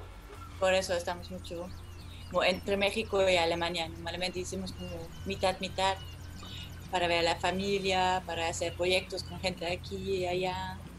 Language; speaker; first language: Spanish; non-native, fluent; German